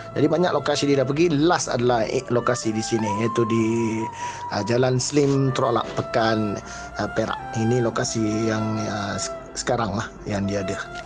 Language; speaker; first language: Malay; non-native, local second language; Tamil